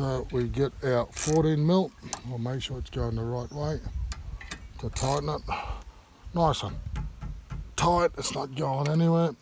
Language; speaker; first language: English; native; English